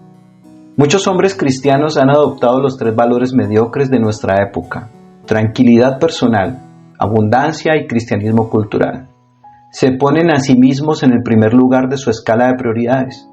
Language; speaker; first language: Spanish; native; Spanish